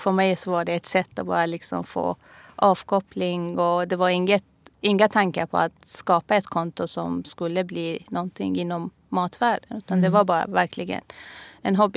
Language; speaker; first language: Swedish; non-native, fluent; Persian